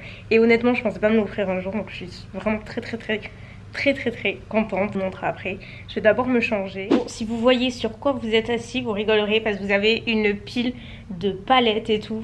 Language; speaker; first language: French; native; French